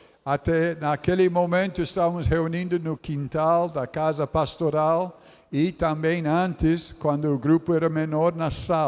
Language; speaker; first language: Portuguese; non-native, fluent; English